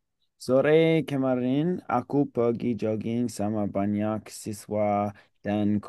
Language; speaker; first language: Indonesian; non-native, learner; English